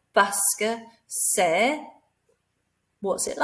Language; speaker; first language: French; non-native, fluent; English